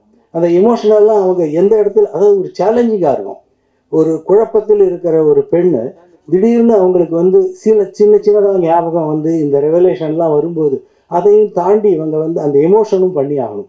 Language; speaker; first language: Tamil; native; Tamil